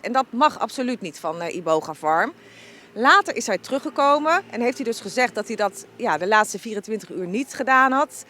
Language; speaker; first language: Dutch; native; Dutch